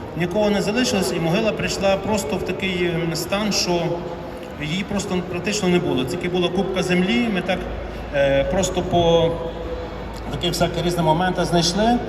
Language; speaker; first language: Ukrainian; native; Ukrainian